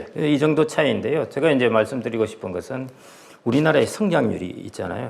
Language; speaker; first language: Korean; native; Korean